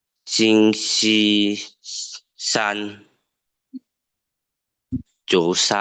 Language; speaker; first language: Chinese; non-native, learner; Lao